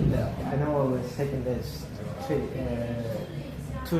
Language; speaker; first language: English; non-native, learner; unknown